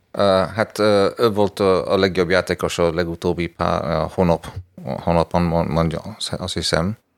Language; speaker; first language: Hungarian; non-native, fluent; English